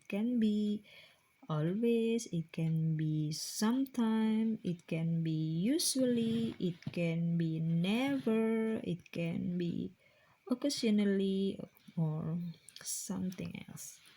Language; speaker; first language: English; non-native, fluent; Indonesian